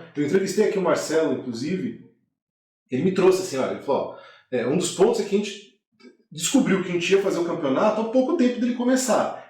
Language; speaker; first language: Portuguese; native; Portuguese